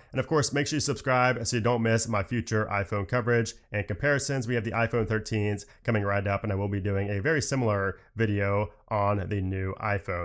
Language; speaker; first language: English; native; English